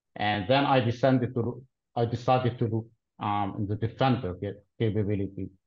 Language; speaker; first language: English; non-native, fluent; Arabic